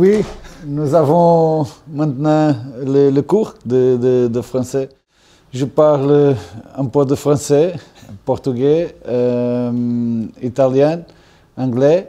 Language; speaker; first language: French; non-native, learner; Portuguese